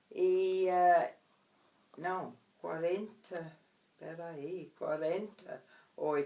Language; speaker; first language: Portuguese; non-native, fluent; English